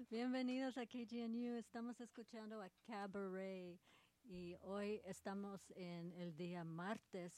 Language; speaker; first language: Spanish; early bilingual, heritage; Spanish